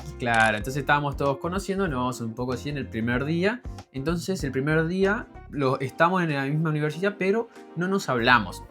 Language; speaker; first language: Spanish; native; Spanish